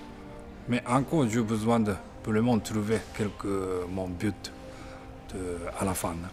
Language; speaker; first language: French; non-native, learner; Japanese